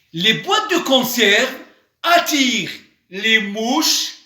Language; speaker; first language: French; non-native, local second language; Arabic